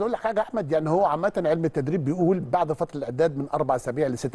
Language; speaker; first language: Arabic; native; Arabic